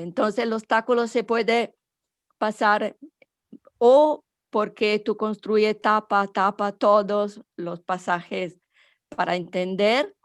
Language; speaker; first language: Spanish; non-native, fluent; Italian